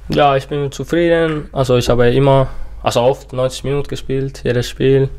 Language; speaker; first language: German; non-native, learner; Finnish